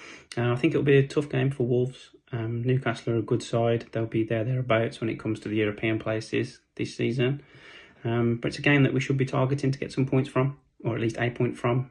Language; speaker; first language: English; native; English